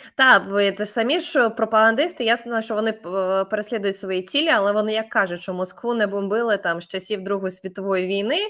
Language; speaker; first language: Ukrainian; native; Ukrainian